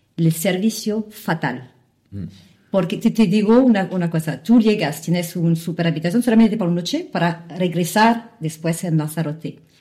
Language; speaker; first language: Spanish; non-native, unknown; Arabic